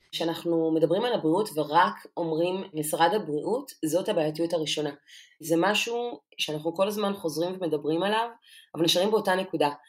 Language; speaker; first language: Hebrew; non-native, local second language; Arabic